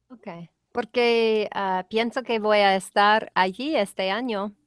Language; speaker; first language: Spanish; non-native, learner; English